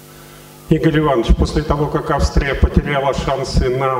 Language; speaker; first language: Russian; native; Russian